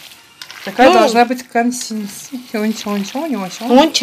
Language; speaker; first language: Russian; non-native, local second language; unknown